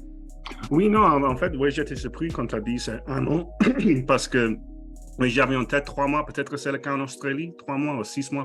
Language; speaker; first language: French; non-native, fluent; English